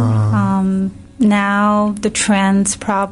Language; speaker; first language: English; non-native, learner; Chinese